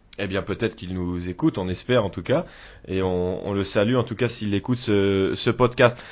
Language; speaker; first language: French; native; French